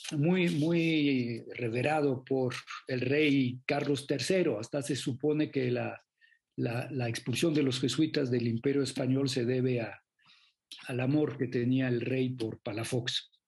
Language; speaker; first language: Spanish; non-native, fluent; French